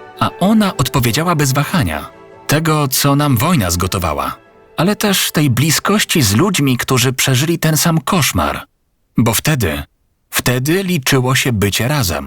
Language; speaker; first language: Polish; native; Polish